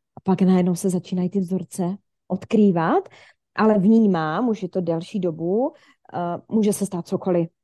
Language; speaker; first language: Czech; native; Czech